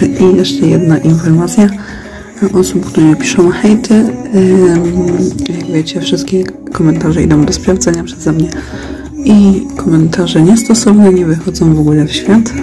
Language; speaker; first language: Polish; native; Polish